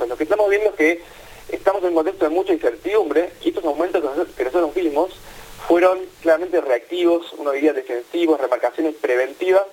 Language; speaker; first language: Spanish; native; Spanish